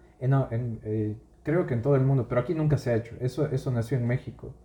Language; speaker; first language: Spanish; native; Spanish